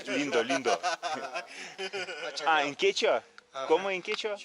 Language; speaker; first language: Spanish; non-native, learner; Russian